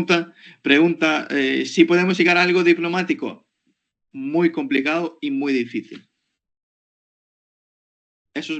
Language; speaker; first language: Spanish; non-native, fluent; Ukrainian